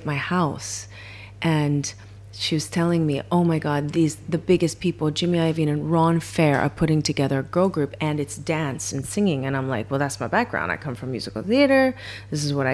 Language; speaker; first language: English; native; English